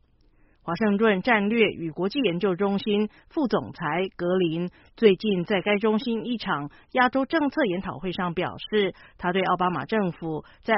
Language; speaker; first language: Chinese; native; Chinese